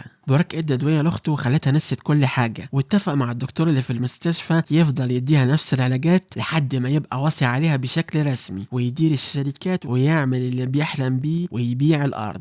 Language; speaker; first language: Arabic; native; Arabic